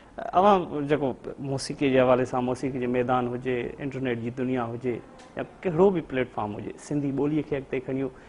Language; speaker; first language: Sindhi; native; Sindhi